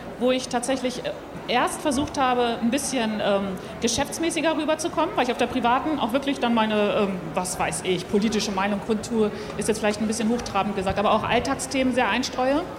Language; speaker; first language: German; native; German